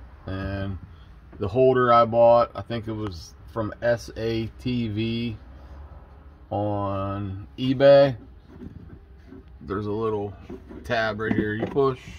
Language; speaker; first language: English; native; English